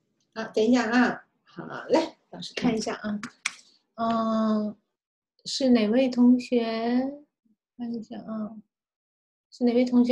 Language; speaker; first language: Chinese; native; Chinese